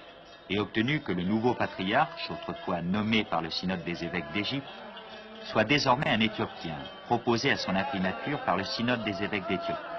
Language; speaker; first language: French; native; French